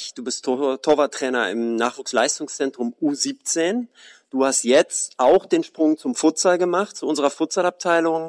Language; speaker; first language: German; native; German